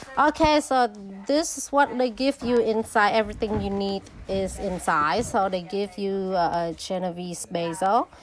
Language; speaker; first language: English; non-native, fluent; Vietnamese